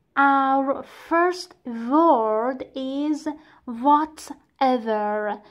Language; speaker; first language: English; non-native, fluent; Persian